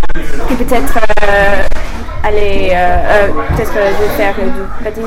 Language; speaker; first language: French; non-native, learner; English